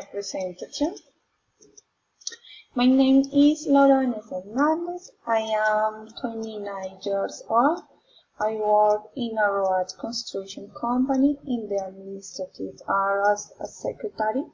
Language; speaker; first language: English; non-native, learner; Spanish